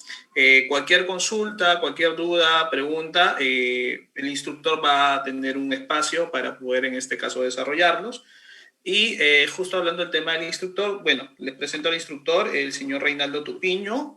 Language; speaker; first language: Spanish; native; Spanish